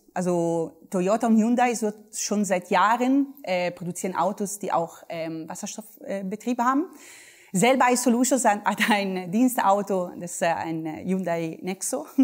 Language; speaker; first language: German; non-native, fluent; Italian